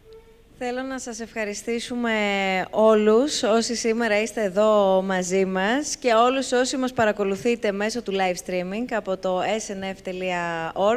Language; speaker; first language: Greek; native; Greek